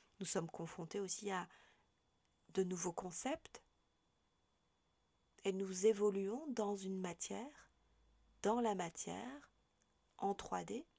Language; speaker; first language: French; native; French